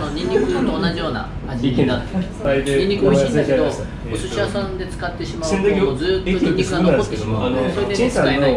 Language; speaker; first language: Japanese; native; Japanese